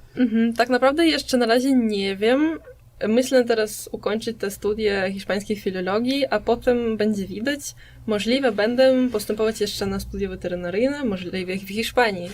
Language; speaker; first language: Polish; native; Polish